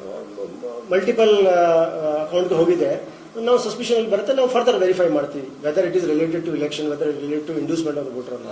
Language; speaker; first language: Kannada; non-native, fluent; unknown